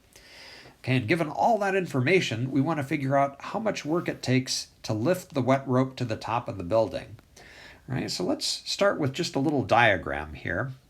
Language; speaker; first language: English; native; English